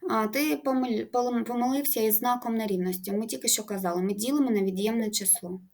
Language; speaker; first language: Ukrainian; native; Ukrainian